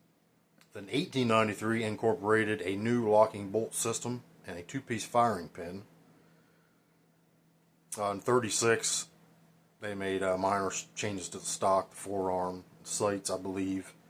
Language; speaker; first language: English; native; English